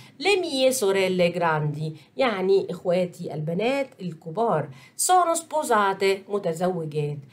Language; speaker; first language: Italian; non-native, fluent; Arabic